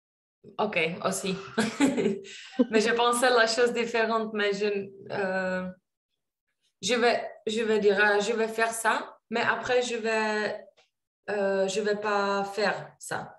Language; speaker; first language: French; non-native, learner; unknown